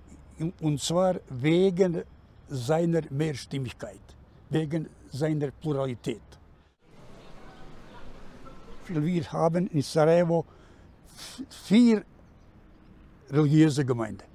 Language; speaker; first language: German; non-native, fluent; Bosnian